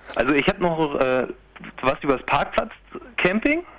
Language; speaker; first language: German; native; German